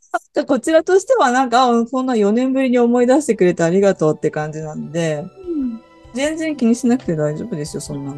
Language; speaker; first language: Japanese; native; Japanese